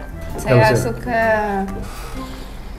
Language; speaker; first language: Indonesian; non-native, learner; Portuguese